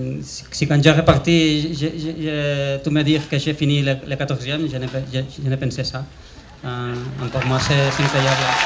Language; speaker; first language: French; non-native, learner; Spanish